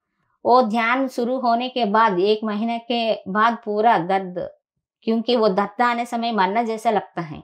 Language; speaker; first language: Hindi; non-native, local second language; Telugu